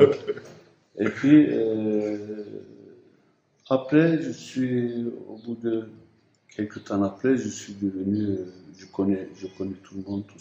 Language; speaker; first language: French; non-native, fluent; Turkish